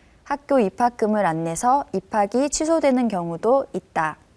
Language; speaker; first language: Korean; native; Korean